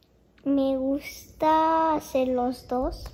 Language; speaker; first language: Spanish; early bilingual, heritage; Japanese